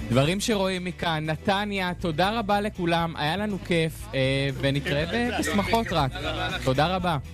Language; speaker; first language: Hebrew; native; Hebrew